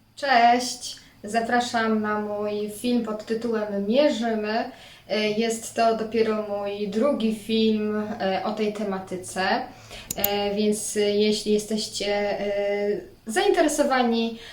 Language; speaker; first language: Polish; native; Polish